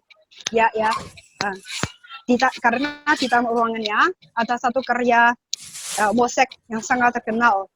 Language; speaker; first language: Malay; non-native, learner; Chinese